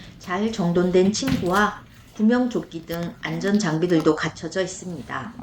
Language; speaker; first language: Korean; native; Korean